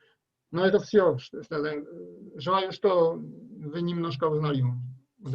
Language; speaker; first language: Russian; non-native, learner; Polish